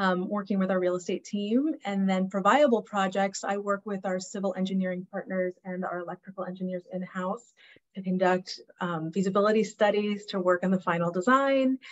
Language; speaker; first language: English; native; English